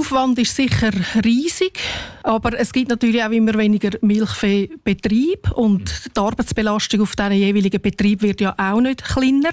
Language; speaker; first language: German; native; German